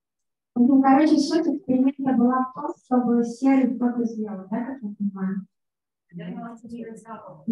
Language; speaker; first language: Russian; native; Russian